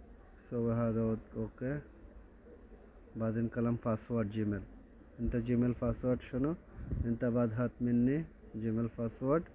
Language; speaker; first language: Arabic; non-native, learner; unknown